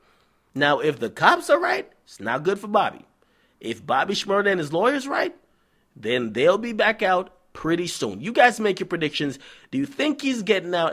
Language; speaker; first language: English; native; English